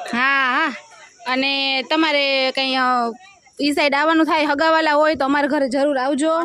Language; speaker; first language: Gujarati; native; Gujarati